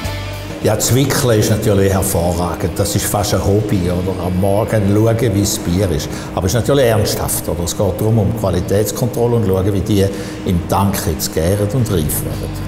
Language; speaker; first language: German; native; German